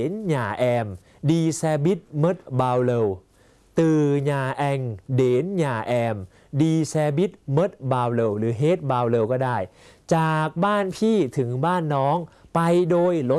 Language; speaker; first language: Thai; native; Thai